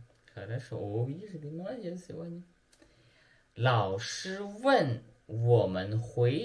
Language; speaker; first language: Russian; non-native, learner; Chinese